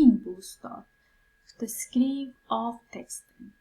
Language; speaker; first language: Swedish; non-native, fluent; Persian